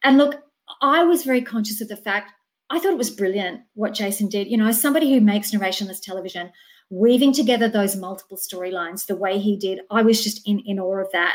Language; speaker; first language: English; native; English